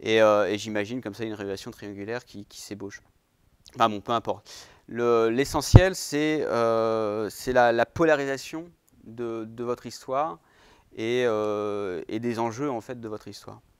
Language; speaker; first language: French; native; French